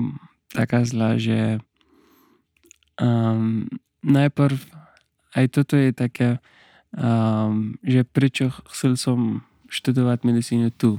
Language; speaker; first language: Slovak; non-native, learner; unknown